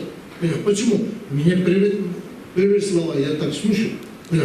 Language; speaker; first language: Russian; non-native, learner; Tibetan